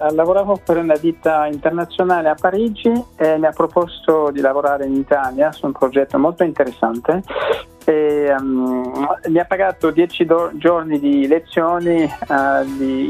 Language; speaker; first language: Italian; non-native, fluent; French